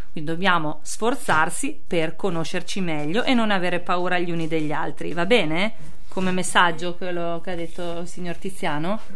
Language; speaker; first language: Italian; native; Italian